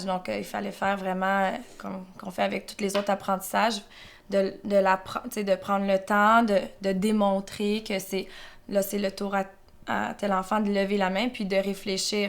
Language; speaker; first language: French; native; French